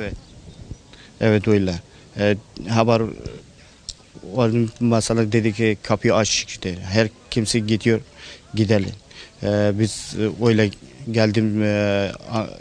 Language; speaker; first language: Turkish; non-native, learner; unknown